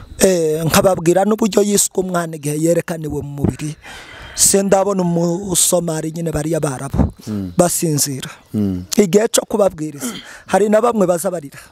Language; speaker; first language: Kinyarwanda; native; Kinyarwanda